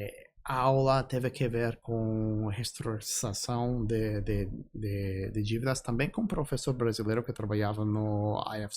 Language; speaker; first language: Portuguese; non-native, fluent; English